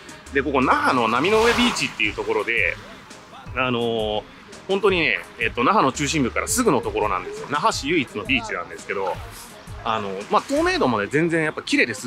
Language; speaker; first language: Japanese; native; Japanese